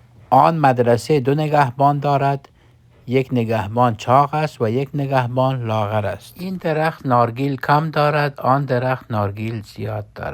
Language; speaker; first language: Persian; non-native, fluent; Urdu